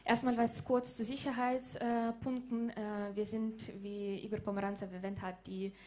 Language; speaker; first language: German; non-native, fluent; Ukrainian